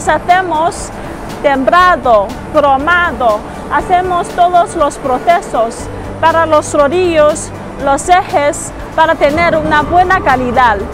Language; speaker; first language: Spanish; non-native, learner; Chinese